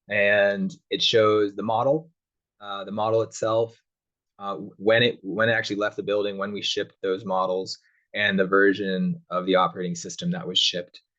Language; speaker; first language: English; native; English